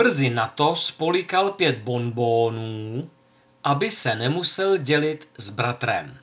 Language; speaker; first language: Czech; native; Czech